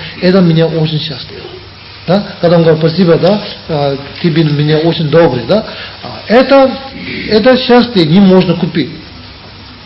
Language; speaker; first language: Russian; non-native, learner; Tibetan